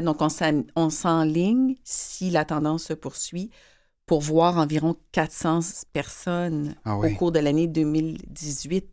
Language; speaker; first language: French; native; French